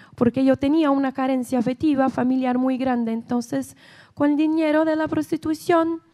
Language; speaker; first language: Spanish; non-native, learner; Portuguese